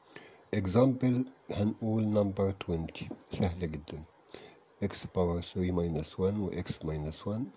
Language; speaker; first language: Arabic; native; Arabic